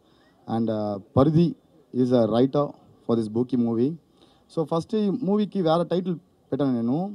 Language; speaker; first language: Telugu; non-native, learner; Tamil